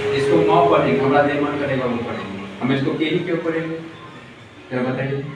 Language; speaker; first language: Hindi; native; Hindi